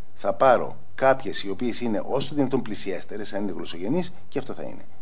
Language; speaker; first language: Greek; native; Greek